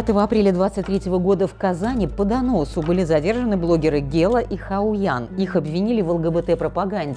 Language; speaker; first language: Russian; native; Russian